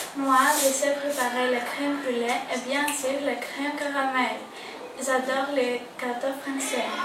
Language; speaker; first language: French; non-native, learner; Greek